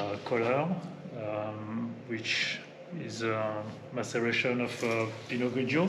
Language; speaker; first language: English; non-native, fluent; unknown